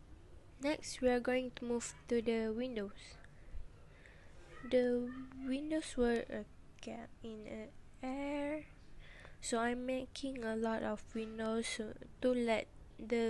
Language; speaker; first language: English; non-native, local second language; Malay